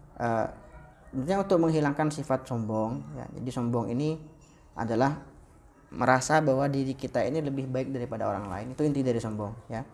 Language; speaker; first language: Indonesian; non-native, local second language; Madurese